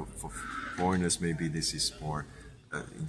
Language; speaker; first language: English; non-native, fluent; Chinese